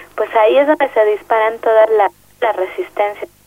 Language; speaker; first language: Spanish; native; Spanish